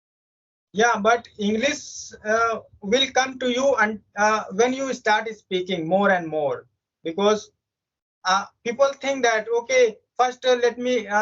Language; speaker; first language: English; non-native, local second language; Hindi